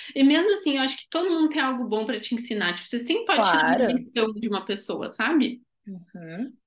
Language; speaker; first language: Portuguese; native; Portuguese